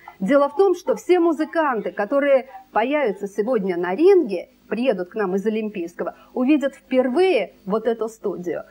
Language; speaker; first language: Russian; native; Russian